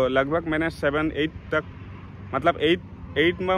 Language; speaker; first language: Hindi; non-native, local second language; Bangla